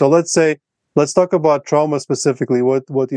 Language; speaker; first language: English; non-native, fluent; Russian